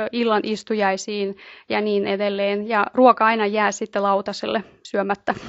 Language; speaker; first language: Finnish; non-native, fluent; Russian